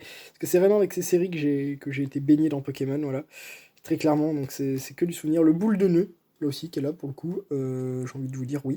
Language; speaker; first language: French; native; French